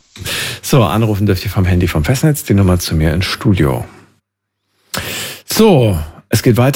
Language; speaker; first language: German; native; German